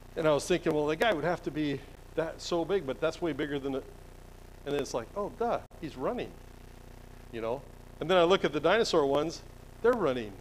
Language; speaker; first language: English; native; English